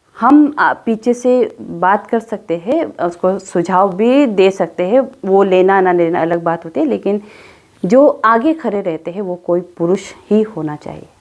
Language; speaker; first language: Hindi; non-native, local second language; Adi